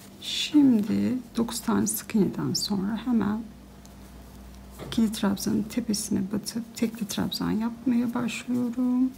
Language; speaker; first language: Turkish; native; Turkish